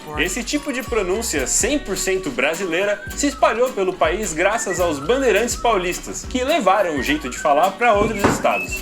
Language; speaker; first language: Portuguese; native; Portuguese